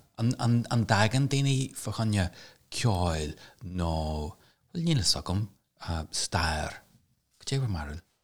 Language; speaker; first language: Irish; non-native, local second language; English